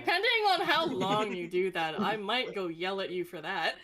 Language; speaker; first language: English; native; English